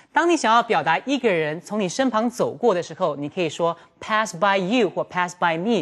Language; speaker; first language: Chinese; native; Chinese